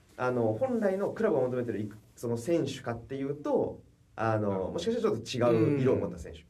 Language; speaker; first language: Japanese; native; Japanese